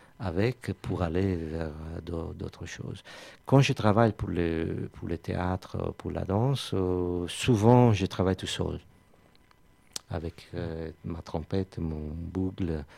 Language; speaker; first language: French; non-native, fluent; Italian